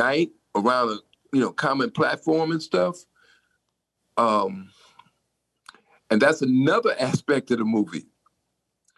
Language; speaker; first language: English; native; English